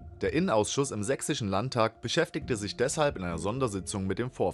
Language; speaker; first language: German; native; German